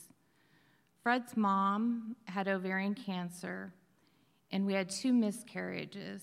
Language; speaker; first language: English; native; English